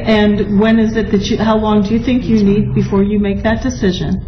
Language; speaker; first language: English; native; English